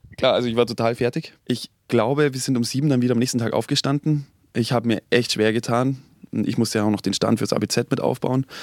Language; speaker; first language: German; native; German